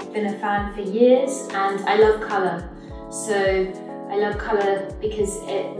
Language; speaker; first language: English; native; English